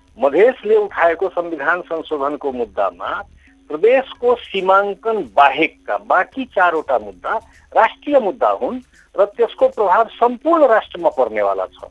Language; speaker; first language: Nepali; non-native, local second language; Maithili